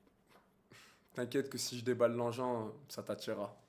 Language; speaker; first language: French; native; French